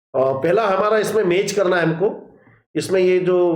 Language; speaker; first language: Hindi; non-native, local second language; Gujarati